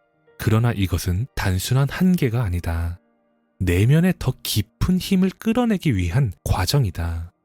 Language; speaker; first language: Korean; native; Korean